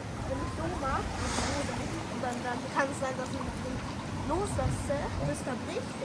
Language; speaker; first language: German; native; German